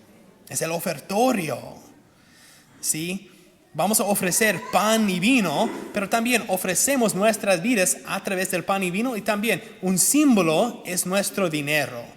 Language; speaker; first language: Spanish; non-native, fluent; English